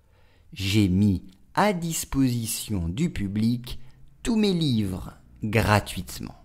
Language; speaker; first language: French; native; French